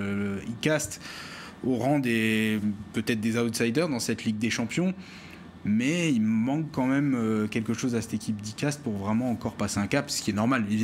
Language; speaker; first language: French; native; French